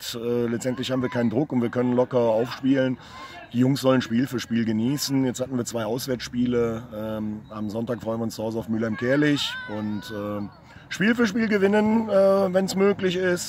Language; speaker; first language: German; native; German